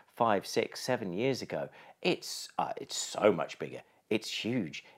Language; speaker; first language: English; native; English